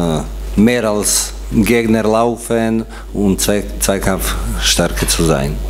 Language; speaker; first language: German; non-native, fluent; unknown